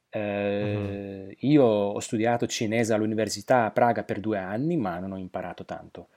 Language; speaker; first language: Italian; non-native, fluent; Slovak